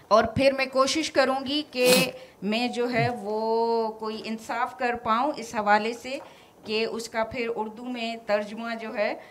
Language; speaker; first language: Urdu; non-native, local second language; Sindhi